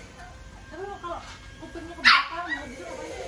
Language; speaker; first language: Indonesian; native; Indonesian